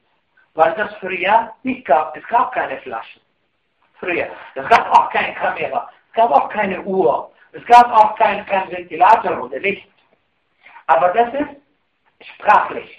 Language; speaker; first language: German; non-native, fluent; Arabic